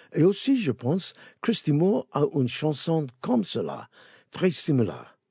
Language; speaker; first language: French; non-native, learner; English